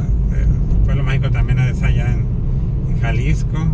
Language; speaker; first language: Spanish; native; Spanish